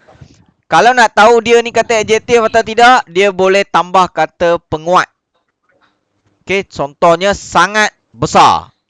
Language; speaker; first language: Malay; native; Malay